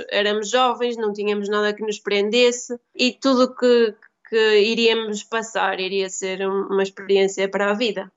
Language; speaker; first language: Portuguese; native; Portuguese